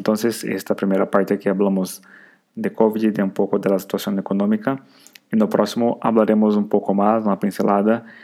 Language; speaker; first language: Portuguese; non-native, learner; Spanish